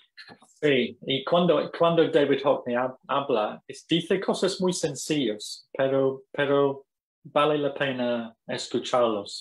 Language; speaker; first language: Spanish; non-native, fluent; English